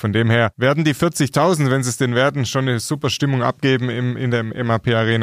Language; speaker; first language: German; native; German